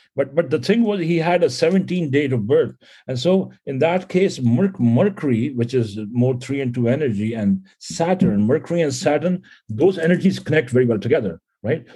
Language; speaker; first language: English; non-native, local second language; Punjabi